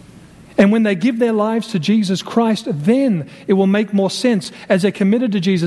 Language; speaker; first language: English; native; English